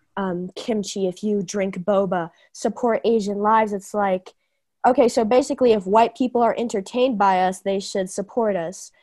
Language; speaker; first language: English; early bilingual, other home language; Chinese